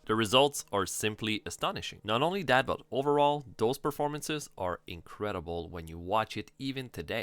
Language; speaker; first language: English; non-native, fluent; French